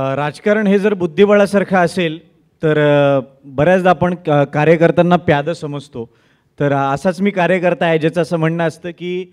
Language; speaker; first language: Marathi; native; Marathi